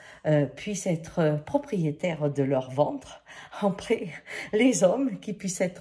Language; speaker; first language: French; native; French